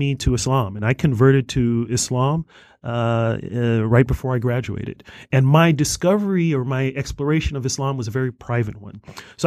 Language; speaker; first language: English; native; English